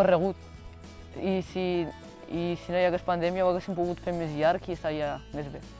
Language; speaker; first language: Catalan; early bilingual, other home language; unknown